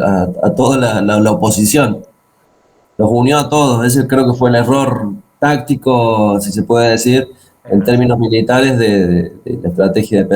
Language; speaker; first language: Spanish; native; Spanish